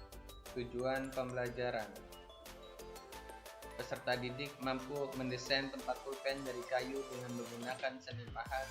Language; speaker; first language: Indonesian; native; Indonesian